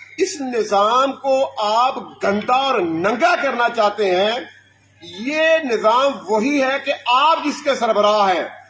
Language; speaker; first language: Urdu; non-native, local second language; Punjabi